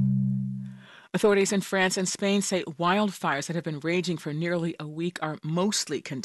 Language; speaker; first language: English; native; English